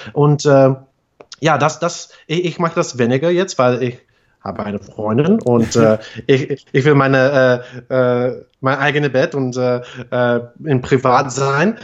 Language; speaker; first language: German; non-native, fluent; English